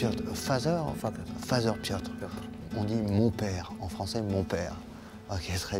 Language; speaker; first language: French; native; French